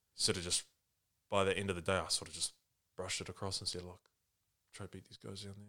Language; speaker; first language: English; early bilingual, other home language; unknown